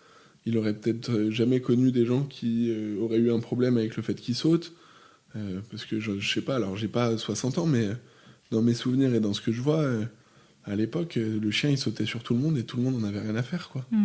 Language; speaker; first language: French; native; French